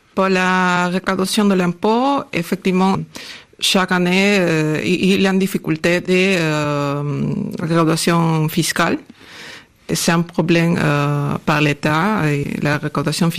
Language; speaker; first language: French; non-native, learner; Spanish